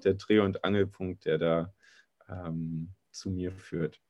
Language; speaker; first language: German; native; German